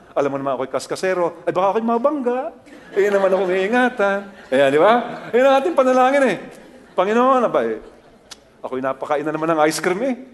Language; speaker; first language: Filipino; native; Filipino